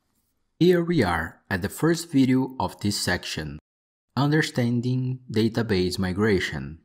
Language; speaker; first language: English; non-native, fluent; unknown